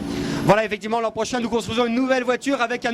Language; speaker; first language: French; native; French